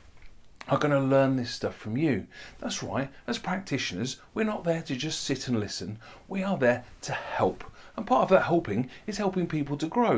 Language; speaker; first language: English; native; English